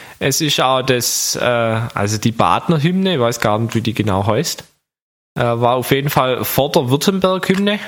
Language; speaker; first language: German; native; German